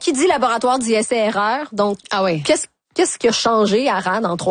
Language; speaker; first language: French; native; French